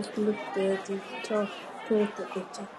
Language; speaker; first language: German; non-native, learner; English